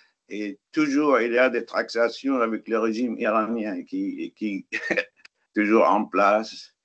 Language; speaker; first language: French; non-native, fluent; Arabic